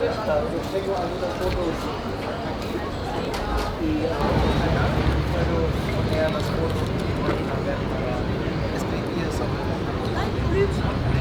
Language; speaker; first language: Spanish; non-native, learner; German